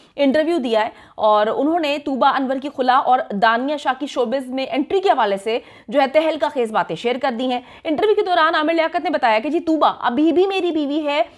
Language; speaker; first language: Urdu; native; Urdu